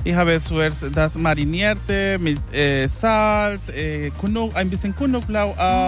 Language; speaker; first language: German; non-native, learner; Spanish